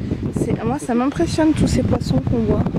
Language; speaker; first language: French; native; French